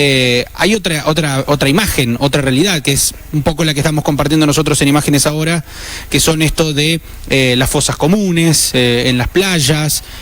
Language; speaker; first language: Spanish; native; Spanish